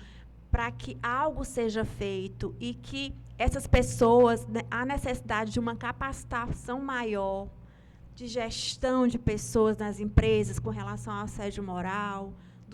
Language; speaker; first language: Portuguese; native; Portuguese